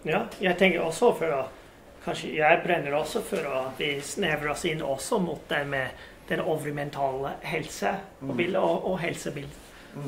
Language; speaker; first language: Norwegian; non-native, fluent; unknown